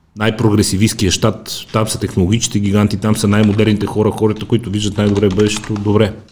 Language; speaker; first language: Bulgarian; native; Bulgarian